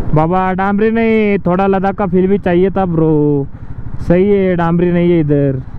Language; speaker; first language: Hindi; non-native, local second language; Marathi